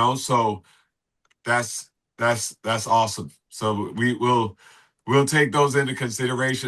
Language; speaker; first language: English; native; English